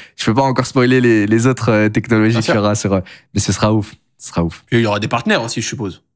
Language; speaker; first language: French; native; French